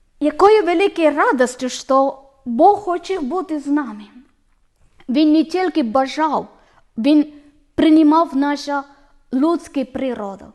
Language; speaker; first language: Ukrainian; non-native, learner; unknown